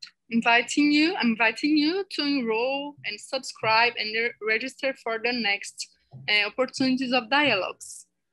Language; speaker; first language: English; non-native, fluent; Portuguese